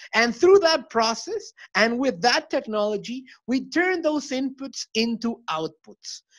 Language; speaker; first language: English; non-native, fluent; Spanish